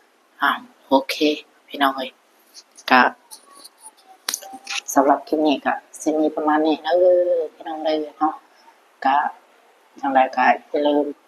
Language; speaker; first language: Thai; non-native, local second language; Lao